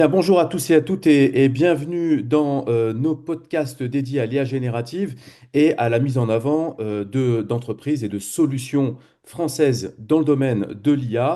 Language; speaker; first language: French; native; French